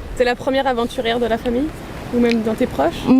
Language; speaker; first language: French; native; French